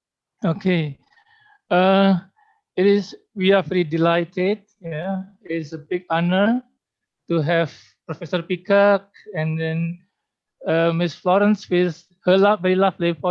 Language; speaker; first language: English; non-native, fluent; Indonesian